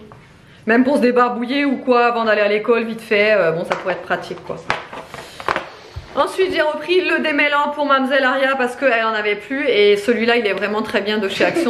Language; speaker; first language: French; native; French